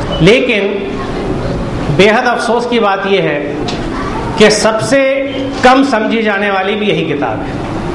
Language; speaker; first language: Urdu; native; Urdu